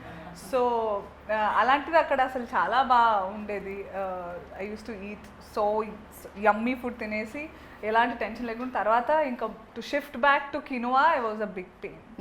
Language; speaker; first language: Telugu; native; Telugu